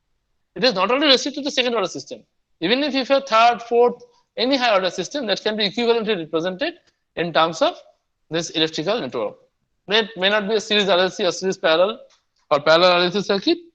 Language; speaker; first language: English; non-native, local second language; Bangla